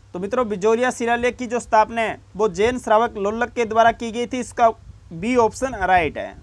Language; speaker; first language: Hindi; native; Hindi